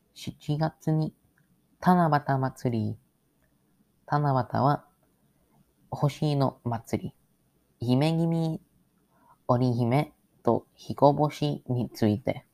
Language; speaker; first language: Japanese; non-native, learner; English